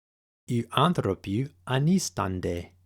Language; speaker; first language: Greek; non-native, fluent; English